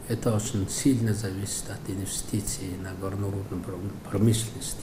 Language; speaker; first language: Russian; non-native, fluent; Mongolian